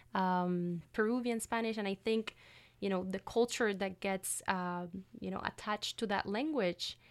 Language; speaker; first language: English; non-native, fluent; Spanish